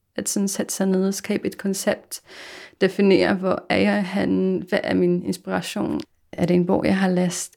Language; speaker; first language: Danish; non-native, fluent; Polish